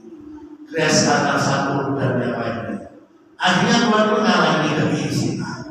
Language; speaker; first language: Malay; non-native, local second language; Javanese